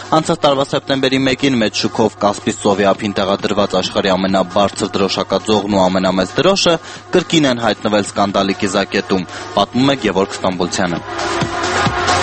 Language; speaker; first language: Armenian; native; Armenian